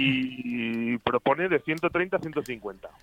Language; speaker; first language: Spanish; native; Spanish